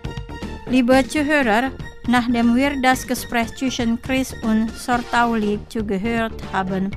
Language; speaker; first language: German; non-native, fluent; Indonesian